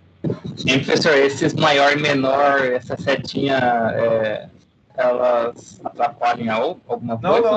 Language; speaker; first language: Portuguese; native; Portuguese